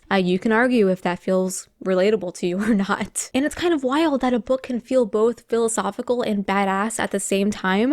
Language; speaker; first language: English; native; English